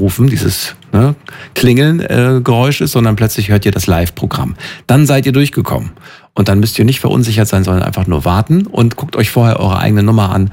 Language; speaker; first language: German; native; German